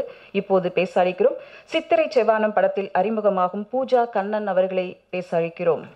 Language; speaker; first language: Tamil; native; Tamil